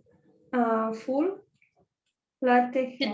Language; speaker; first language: Hindi; non-native, learner; Russian